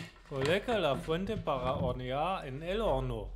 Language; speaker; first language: Spanish; non-native, learner; German